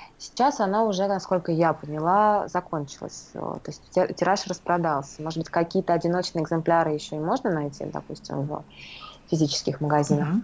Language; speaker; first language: Russian; native; Russian